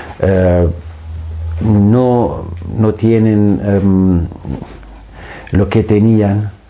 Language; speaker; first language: Spanish; non-native, fluent; Arabic